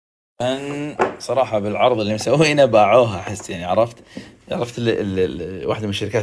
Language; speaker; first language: Arabic; native; Arabic